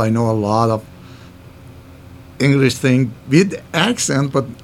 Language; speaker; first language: English; non-native, fluent; Persian